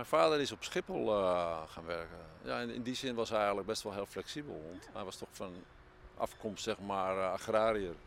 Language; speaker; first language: Dutch; native; Dutch